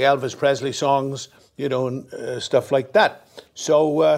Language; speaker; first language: English; native; English